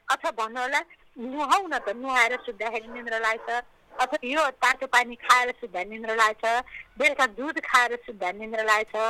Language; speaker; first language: Nepali; native; Nepali